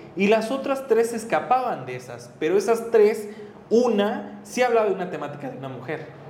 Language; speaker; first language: Spanish; native; Spanish